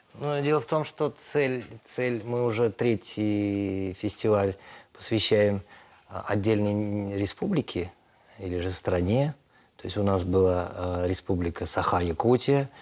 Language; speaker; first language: Russian; non-native, local second language; Tatar